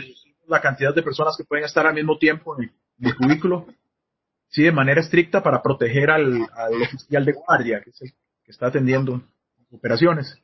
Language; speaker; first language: Spanish; native; Spanish